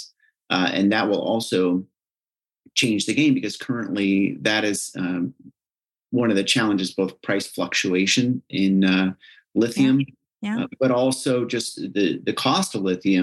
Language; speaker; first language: English; native; English